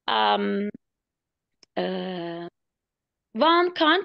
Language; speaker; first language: English; non-native, learner; Turkish